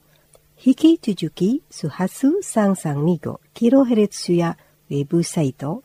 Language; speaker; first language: Japanese; non-native, fluent; Indonesian